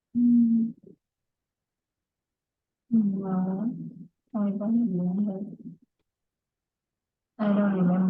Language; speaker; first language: English; non-native, learner; Vietnamese